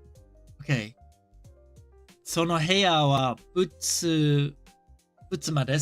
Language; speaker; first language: Japanese; non-native, learner; English